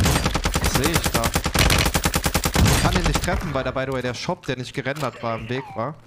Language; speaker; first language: German; native; German